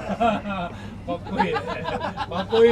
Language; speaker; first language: Japanese; native; Japanese